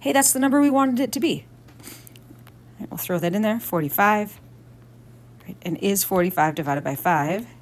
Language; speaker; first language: English; native; English